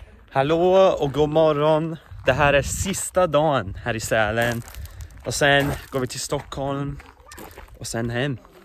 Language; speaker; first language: Swedish; early bilingual, heritage; Swedish